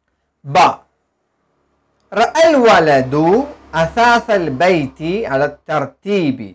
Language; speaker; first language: Arabic; non-native, fluent; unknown